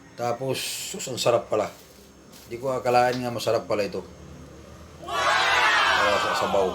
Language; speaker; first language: Filipino; non-native, local second language; Iloko